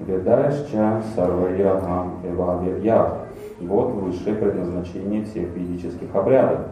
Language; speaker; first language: Russian; native; Russian